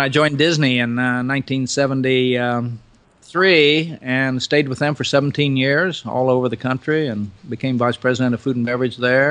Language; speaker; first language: English; native; English